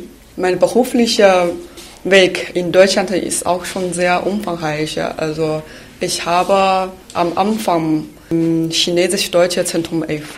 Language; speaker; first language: German; non-native, fluent; Chinese